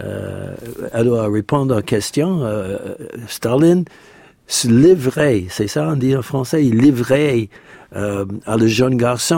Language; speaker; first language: French; non-native, fluent; English